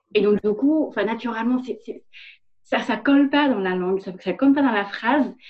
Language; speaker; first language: French; non-native, fluent; Vietnamese